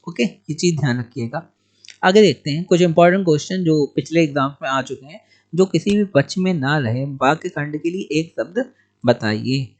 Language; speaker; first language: Hindi; native; Hindi